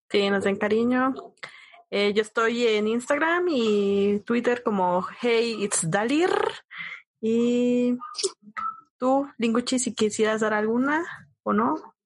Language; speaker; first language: Spanish; native; Spanish